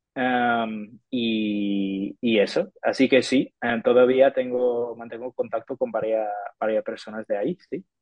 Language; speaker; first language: Spanish; non-native, fluent; English